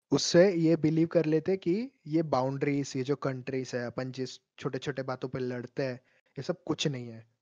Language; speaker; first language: Hindi; non-native, local second language; Malayalam